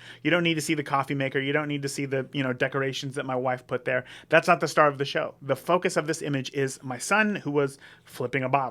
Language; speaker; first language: English; native; English